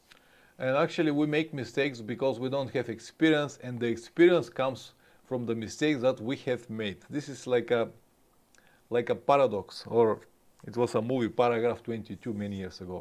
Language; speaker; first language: English; non-native, fluent; Bulgarian